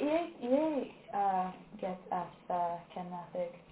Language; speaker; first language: Icelandic; non-native, learner; English